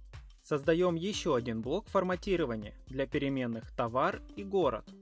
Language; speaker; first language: Russian; native; Russian